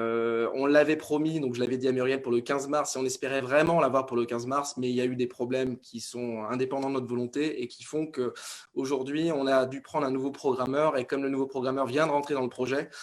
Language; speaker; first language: French; native; French